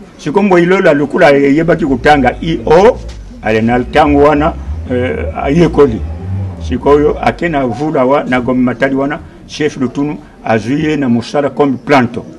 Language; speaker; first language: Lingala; non-native, local second language; Kongo